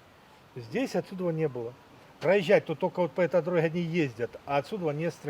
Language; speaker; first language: Russian; native; Russian